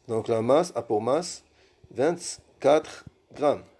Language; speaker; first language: French; non-native, local second language; Arabic